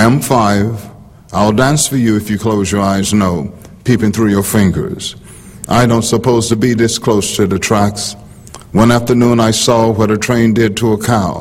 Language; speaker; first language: English; native; English